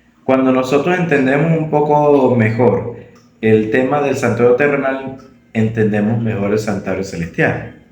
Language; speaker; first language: Spanish; native; Spanish